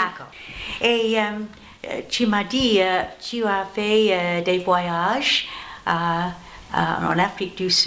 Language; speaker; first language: French; non-native, learner; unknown